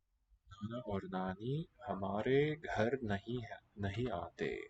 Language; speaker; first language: Hindi; non-native, learner; English